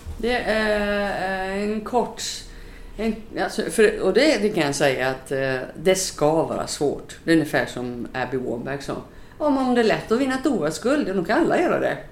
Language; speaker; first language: Swedish; native; Swedish